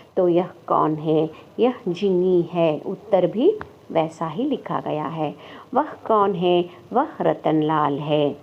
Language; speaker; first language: Hindi; non-native, local second language; Kannada